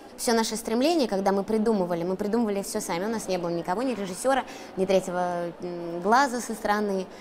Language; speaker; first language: Russian; native; Russian